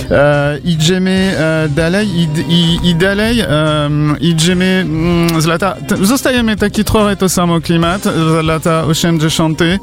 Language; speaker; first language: Polish; non-native, learner; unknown